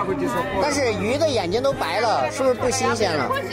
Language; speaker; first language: Chinese; non-native, fluent; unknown